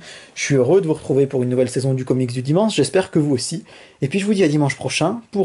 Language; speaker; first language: French; native; French